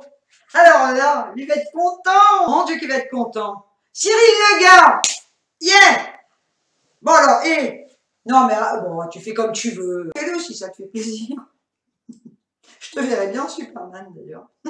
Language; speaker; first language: French; native; French